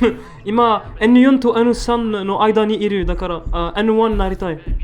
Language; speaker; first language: Japanese; non-native, learner; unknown